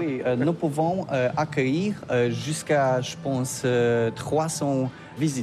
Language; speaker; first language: French; non-native, learner; Polish